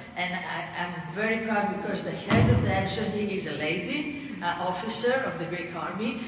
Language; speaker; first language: English; non-native, fluent; Greek